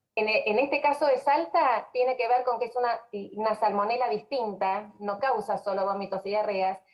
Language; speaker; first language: Spanish; native; Spanish